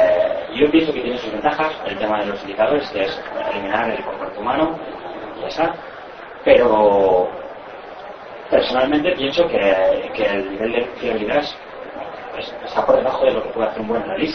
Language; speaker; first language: Spanish; native; Spanish